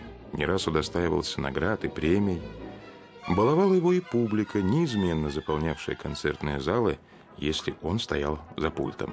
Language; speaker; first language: Russian; native; Russian